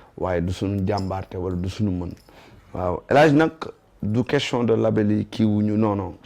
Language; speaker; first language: Wolof; native; Wolof